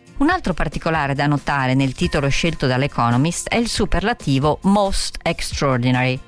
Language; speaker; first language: Italian; native; Italian